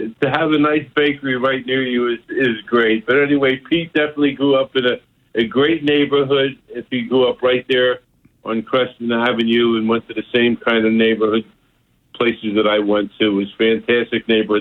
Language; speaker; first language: English; native; English